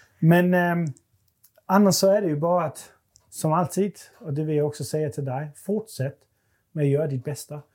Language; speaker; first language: Swedish; non-native, fluent; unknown